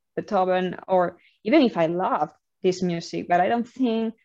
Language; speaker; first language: English; non-native, fluent; Spanish